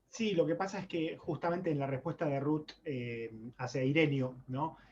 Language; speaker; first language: Spanish; native; Spanish